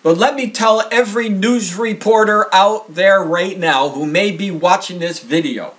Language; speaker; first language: English; native; English